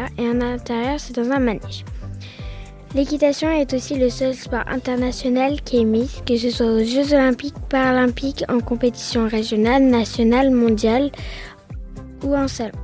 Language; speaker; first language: French; native; French